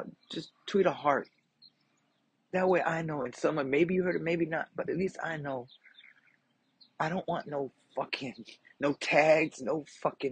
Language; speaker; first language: English; native; English